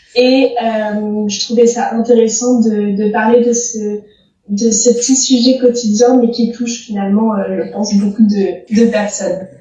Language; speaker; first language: French; non-native, fluent; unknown